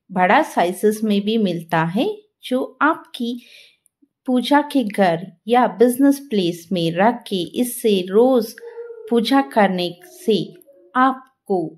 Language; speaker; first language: Hindi; non-native, local second language; Telugu